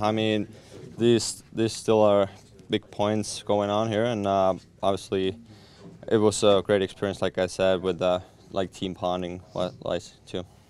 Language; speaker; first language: English; non-native, fluent; Finnish